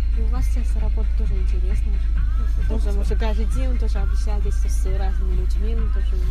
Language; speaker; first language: Russian; non-native, learner; Chinese